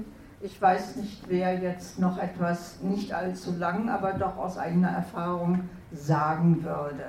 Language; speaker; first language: German; native; German